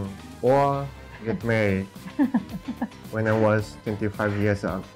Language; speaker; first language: English; non-native, learner; Japanese